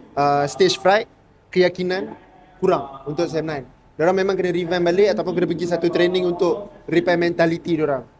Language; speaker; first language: Malay; native; Malay